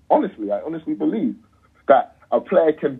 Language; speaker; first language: English; native; English